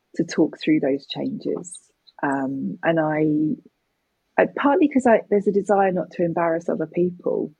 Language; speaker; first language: English; native; English